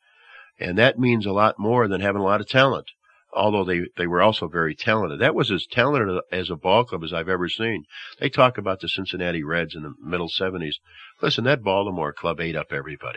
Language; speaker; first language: English; native; English